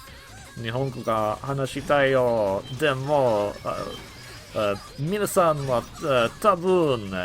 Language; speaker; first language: Japanese; non-native, learner; English